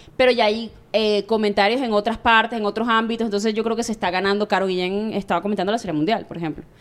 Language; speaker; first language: Spanish; native; Spanish